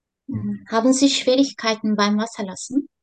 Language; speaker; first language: German; non-native, learner; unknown